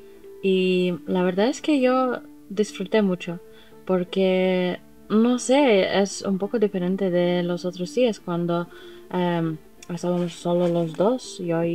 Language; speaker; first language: Spanish; non-native, fluent; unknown